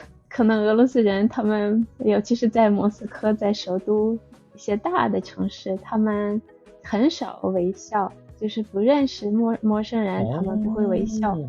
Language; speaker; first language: Chinese; non-native, fluent; Russian